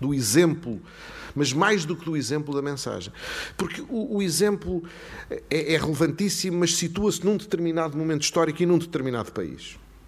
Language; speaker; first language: Portuguese; native; Portuguese